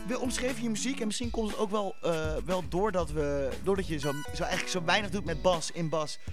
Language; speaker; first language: Dutch; native; Dutch